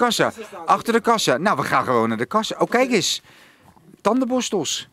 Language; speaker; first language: Dutch; native; Dutch